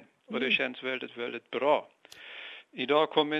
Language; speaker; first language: Swedish; non-native, fluent; German